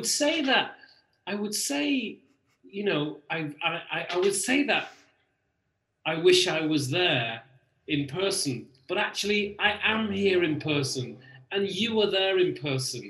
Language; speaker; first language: English; native; English